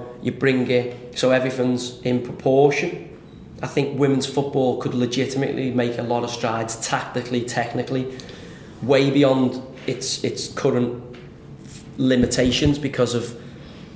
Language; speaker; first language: English; native; English